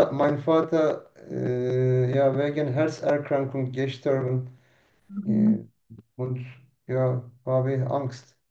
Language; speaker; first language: German; non-native, learner; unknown